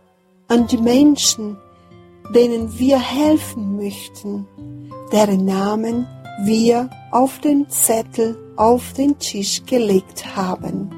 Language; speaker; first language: German; non-native, fluent; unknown